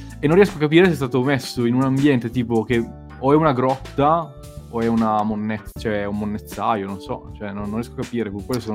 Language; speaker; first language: Italian; native; Italian